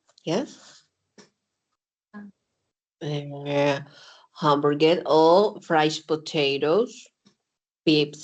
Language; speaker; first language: English; non-native, learner; Spanish